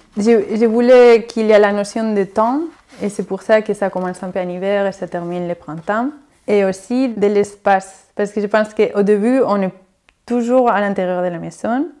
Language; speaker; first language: French; non-native, fluent; Spanish